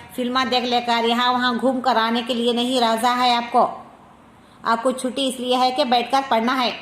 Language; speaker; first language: Hindi; non-native, local second language; Kannada